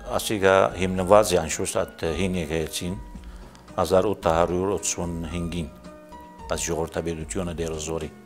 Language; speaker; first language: Armenian; early bilingual, heritage; Armenian